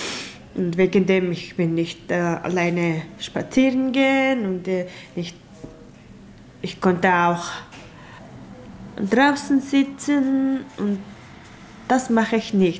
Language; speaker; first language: German; non-native, learner; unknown